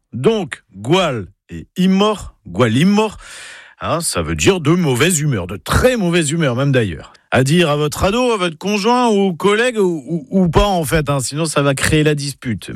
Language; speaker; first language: French; native; French